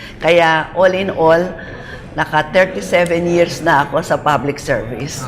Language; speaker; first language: Filipino; non-native, local second language; Pampanga